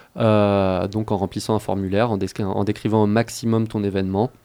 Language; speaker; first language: French; native; French